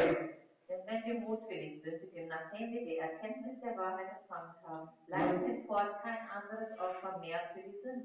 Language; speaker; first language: German; non-native, fluent; Russian